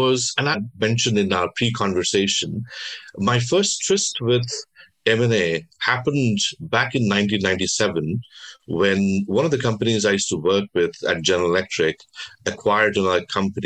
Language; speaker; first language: English; non-native, local second language; Bangla